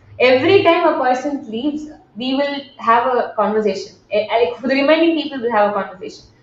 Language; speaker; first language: English; non-native, local second language; Tamil